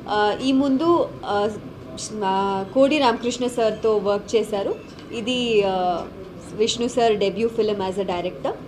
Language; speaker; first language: Telugu; non-native, local second language; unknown